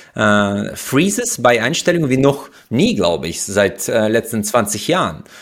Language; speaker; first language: German; non-native, fluent; Russian